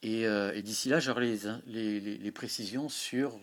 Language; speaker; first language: French; native; French